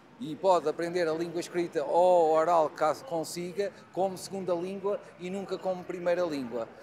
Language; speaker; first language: Portuguese; native; Portuguese